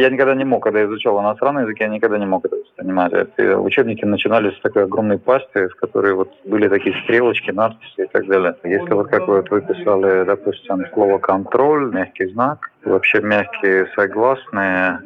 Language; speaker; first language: Russian; native; Russian